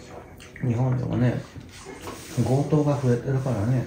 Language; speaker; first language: Japanese; native; Japanese